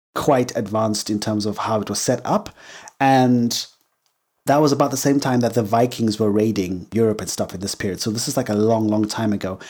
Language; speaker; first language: English; native; English